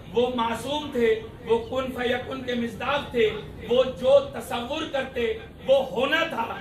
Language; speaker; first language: Urdu; native; Urdu